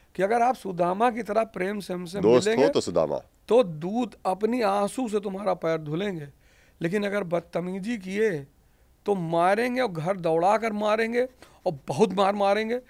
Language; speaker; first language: Hindi; native; Hindi